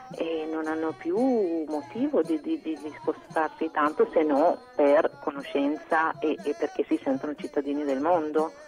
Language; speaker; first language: Italian; non-native, fluent; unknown